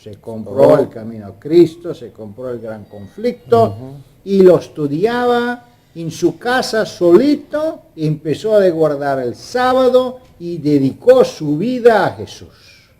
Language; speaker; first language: Spanish; non-native, fluent; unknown